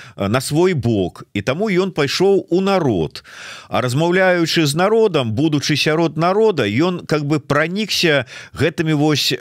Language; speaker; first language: Belarusian; non-native, local second language; Russian